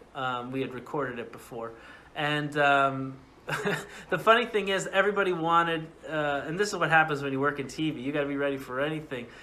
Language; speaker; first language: English; native; English